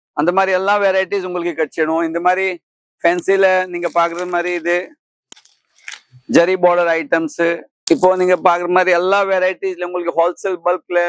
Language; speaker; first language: Tamil; non-native, fluent; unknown